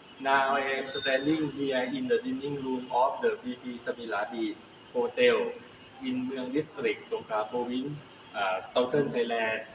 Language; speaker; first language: English; non-native, learner; Thai